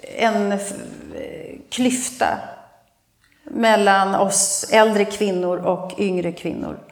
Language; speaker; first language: Swedish; native; Swedish